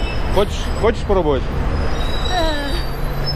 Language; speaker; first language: Russian; native; Russian